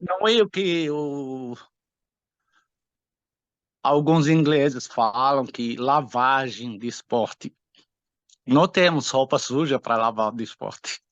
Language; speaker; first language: Portuguese; non-native, fluent; Arabic